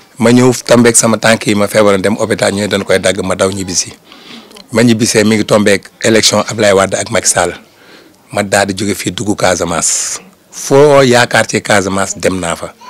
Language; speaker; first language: Wolof; native; Wolof